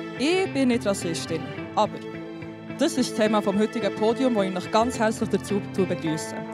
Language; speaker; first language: German; non-native, local second language; Albanian